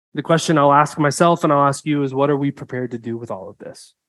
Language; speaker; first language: English; native; English